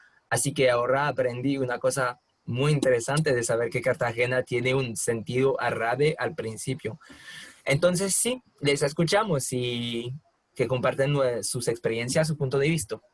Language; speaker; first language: Spanish; non-native, fluent; French